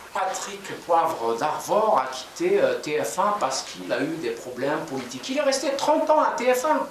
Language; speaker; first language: French; non-native, local second language; Kabyle